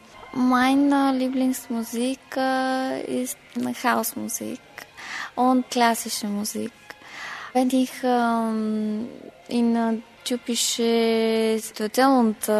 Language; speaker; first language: German; non-native, learner; Bulgarian